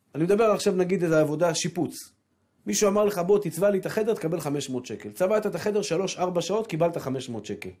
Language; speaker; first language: Hebrew; native; Hebrew